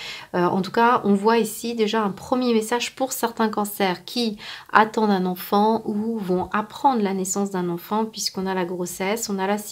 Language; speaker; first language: French; native; French